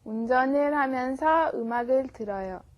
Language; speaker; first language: Korean; non-native, learner; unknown